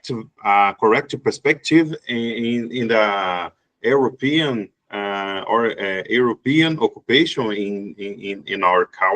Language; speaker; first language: English; non-native, learner; Portuguese